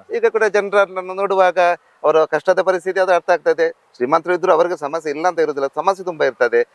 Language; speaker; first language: Kannada; non-native, local second language; Konkani